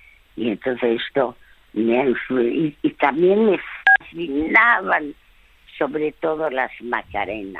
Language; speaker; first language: Spanish; early bilingual, other home language; French